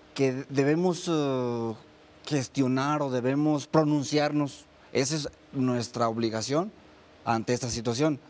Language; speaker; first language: Spanish; native; Spanish